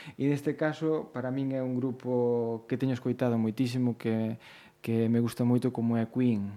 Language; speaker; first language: Galician; native; Galician